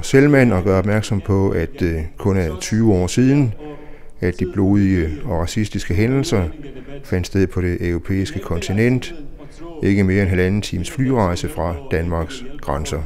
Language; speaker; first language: Danish; native; Danish